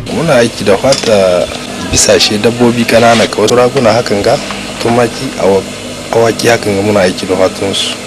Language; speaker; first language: Hausa; native; Hausa